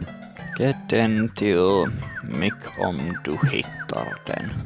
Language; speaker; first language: Swedish; non-native, learner; English